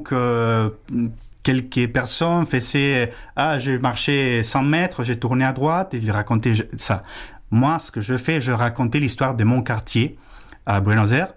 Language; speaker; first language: French; non-native, fluent; Spanish